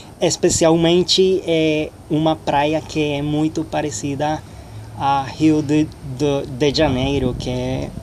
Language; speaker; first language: Portuguese; non-native, learner; Spanish